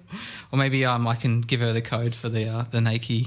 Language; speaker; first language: English; native; English